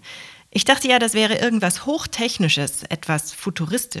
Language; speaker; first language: German; native; German